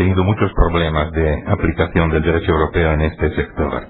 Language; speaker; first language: Spanish; non-native, fluent; Italian